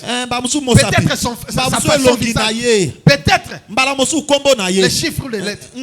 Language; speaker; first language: French; non-native, local second language; Lingala